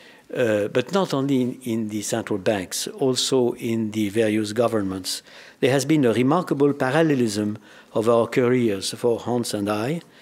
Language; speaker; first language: English; non-native, fluent; French